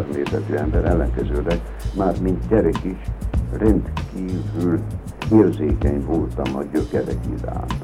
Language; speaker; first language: Hungarian; native; Hungarian